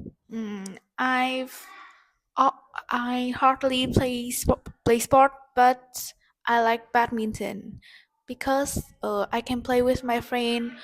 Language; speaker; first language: English; non-native, learner; Vietnamese